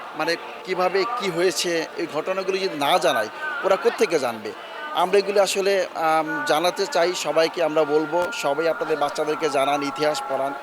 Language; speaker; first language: Bangla; native; Bangla